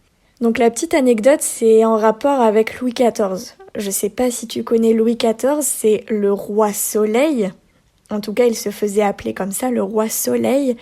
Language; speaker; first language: French; native; French